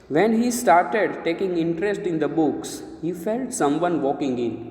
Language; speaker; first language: English; non-native, local second language; Gujarati